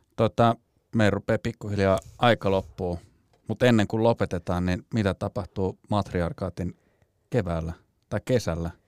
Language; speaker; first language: Finnish; native; Finnish